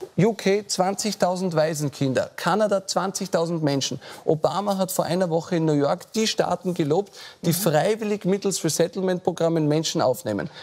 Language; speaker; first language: German; native; German